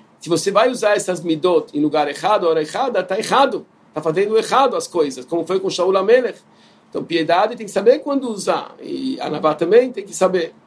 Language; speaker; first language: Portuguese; non-native, fluent; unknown